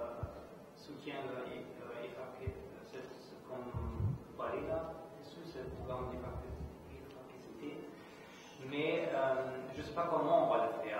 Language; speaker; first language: French; non-native, fluent; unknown